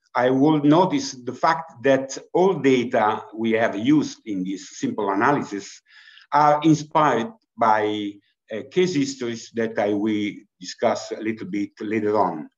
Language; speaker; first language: English; non-native, fluent; Italian